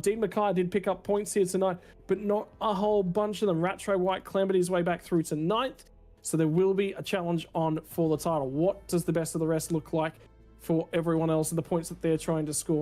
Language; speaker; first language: English; native; English